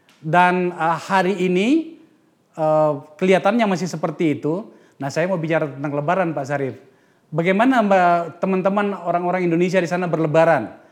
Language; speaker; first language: Indonesian; native; Indonesian